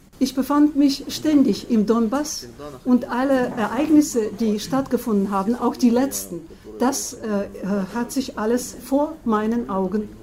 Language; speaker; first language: German; non-native, fluent; Ukrainian